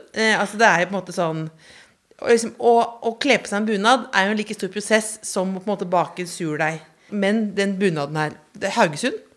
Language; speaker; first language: Norwegian; native; Norwegian